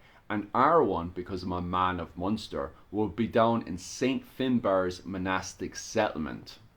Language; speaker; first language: English; native; English